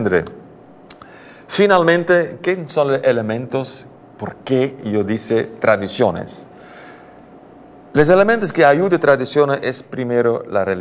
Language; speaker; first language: Spanish; non-native, learner; Dutch